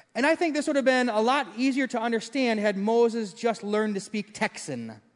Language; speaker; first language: English; native; English